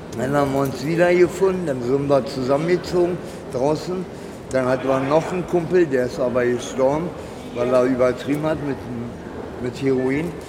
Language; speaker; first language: German; early bilingual, other home language; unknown